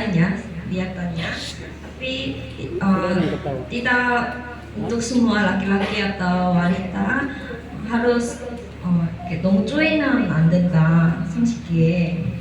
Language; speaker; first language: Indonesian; non-native, learner; Korean